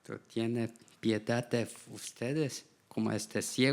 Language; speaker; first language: Spanish; non-native, learner; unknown